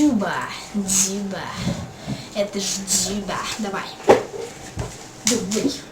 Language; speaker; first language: Russian; native; Russian